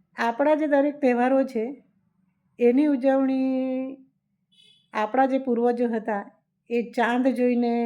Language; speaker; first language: Gujarati; non-native, local second language; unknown